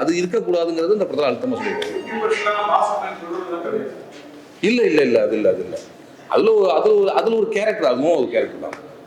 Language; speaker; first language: Tamil; native; Tamil